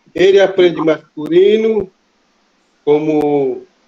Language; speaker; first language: Portuguese; non-native, local second language; Kayapó